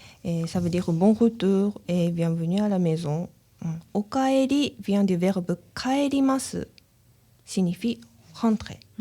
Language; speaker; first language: French; non-native, learner; Japanese